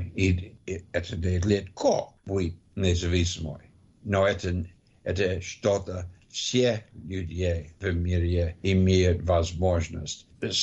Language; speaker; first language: Russian; non-native, learner; English